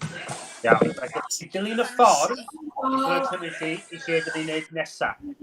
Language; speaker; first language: Welsh; native; Welsh